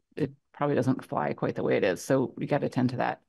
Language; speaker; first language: English; native; English